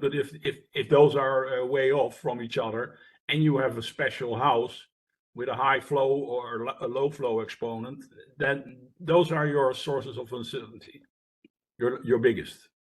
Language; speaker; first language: English; non-native, fluent; Dutch